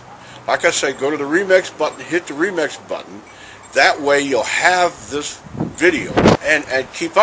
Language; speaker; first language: English; native; English